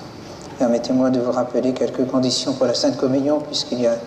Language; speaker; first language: French; native; French